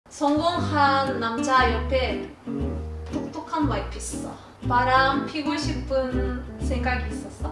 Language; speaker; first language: Korean; non-native, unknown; Russian